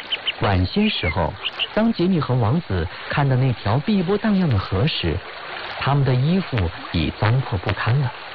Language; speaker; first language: Chinese; native; Chinese